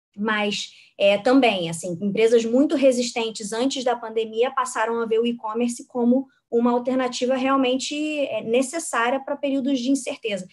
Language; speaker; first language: Portuguese; native; Portuguese